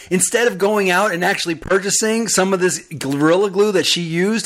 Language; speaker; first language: English; native; English